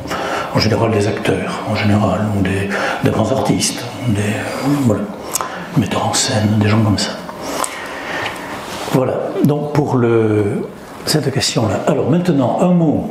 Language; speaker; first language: French; native; French